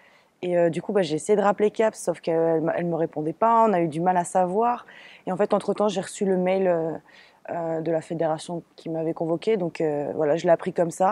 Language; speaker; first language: French; native; French